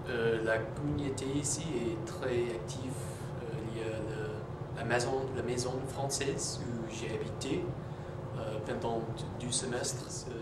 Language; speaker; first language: French; non-native, fluent; English